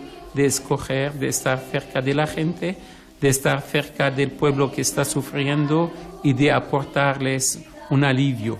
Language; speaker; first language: Spanish; non-native, fluent; Arabic